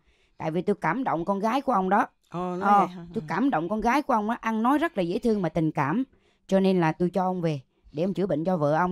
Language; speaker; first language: Vietnamese; native; Vietnamese